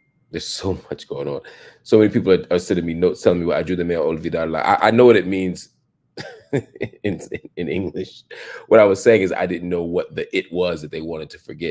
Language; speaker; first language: English; native; English